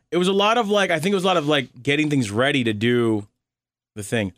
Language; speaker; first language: English; native; English